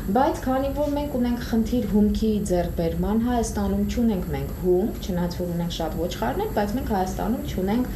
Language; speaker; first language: Armenian; native; Armenian